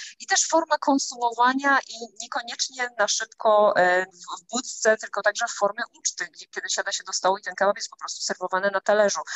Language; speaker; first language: Polish; native; Polish